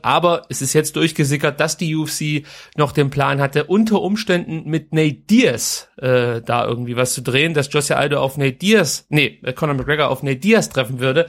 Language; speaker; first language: German; native; German